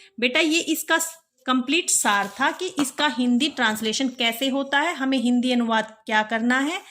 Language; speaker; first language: Hindi; native; Hindi